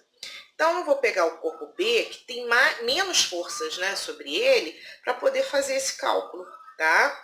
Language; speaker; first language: Portuguese; native; Portuguese